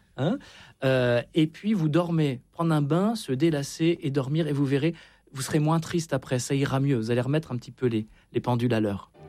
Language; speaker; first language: French; native; French